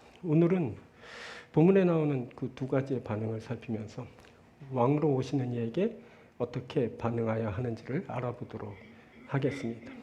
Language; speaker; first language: Korean; native; Korean